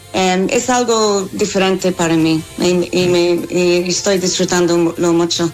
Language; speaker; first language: Spanish; non-native, fluent; English